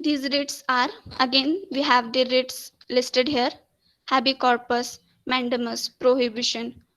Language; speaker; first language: English; non-native, local second language; Marathi